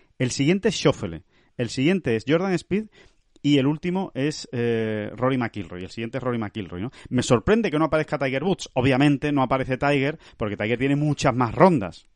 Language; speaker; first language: Spanish; native; Spanish